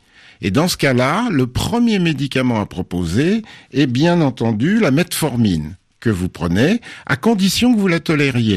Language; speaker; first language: French; native; French